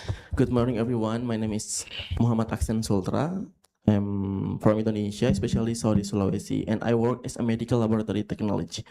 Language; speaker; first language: English; non-native, fluent; Indonesian